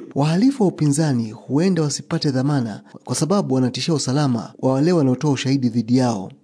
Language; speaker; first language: Swahili; non-native, local second language; Ganda